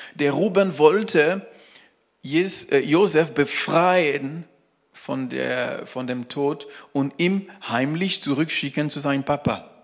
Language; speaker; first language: German; non-native, fluent; French